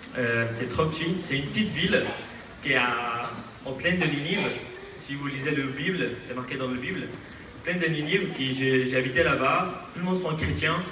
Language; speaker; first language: French; non-native, fluent; Aramaic